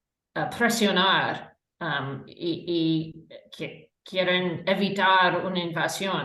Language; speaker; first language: Spanish; non-native, fluent; English